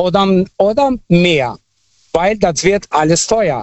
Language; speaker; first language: German; non-native, fluent; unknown